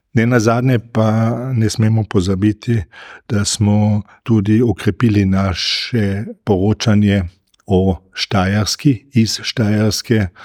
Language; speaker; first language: Slovenian; native; Slovenian